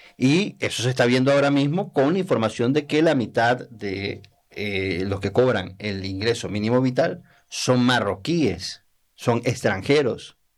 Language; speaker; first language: Spanish; native; Spanish